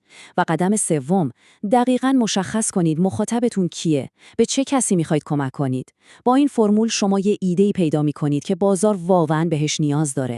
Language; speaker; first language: Persian; native; Persian